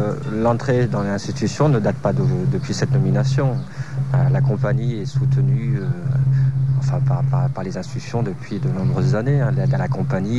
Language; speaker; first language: French; native; French